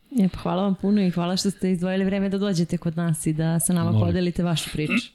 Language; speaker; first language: Serbian; native; Serbian